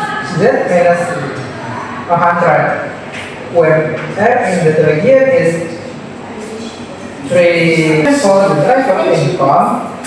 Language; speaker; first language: English; non-native, learner; Indonesian